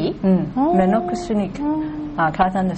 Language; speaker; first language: Japanese; non-native, learner; Cantonese